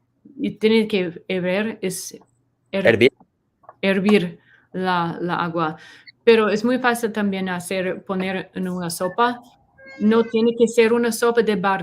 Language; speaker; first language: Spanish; non-native, learner; English